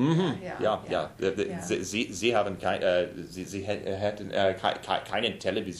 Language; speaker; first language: German; non-native, learner; English